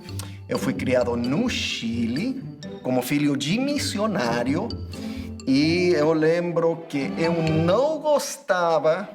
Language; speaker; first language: Portuguese; non-native, fluent; English